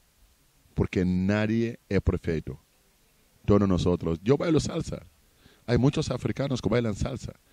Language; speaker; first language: Spanish; non-native, fluent; Portuguese